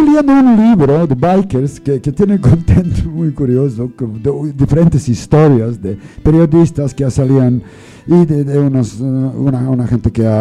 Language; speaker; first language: Spanish; non-native, learner; English